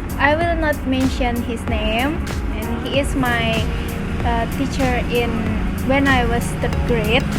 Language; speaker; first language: English; non-native, learner; Indonesian